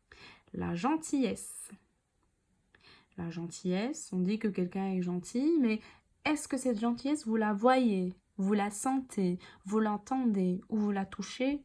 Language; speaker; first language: French; non-native, local second language; Arabic